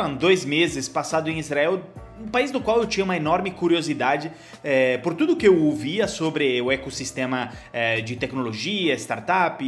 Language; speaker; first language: Portuguese; non-native, fluent; Italian